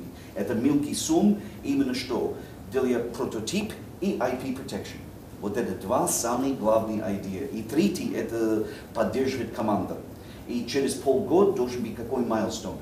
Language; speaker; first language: Russian; non-native, fluent; English